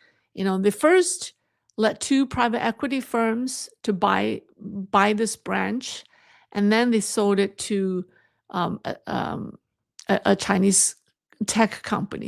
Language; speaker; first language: English; non-native, fluent; Chinese